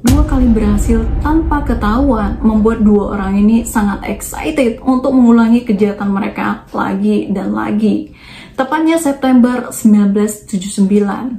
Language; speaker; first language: Indonesian; native; Indonesian